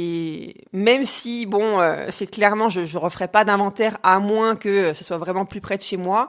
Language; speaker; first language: French; native; French